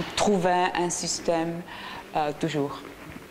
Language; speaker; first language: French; non-native, learner; Czech